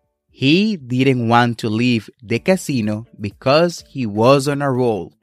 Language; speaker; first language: English; non-native, fluent; Spanish